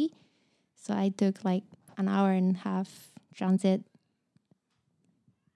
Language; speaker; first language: English; non-native, learner; Japanese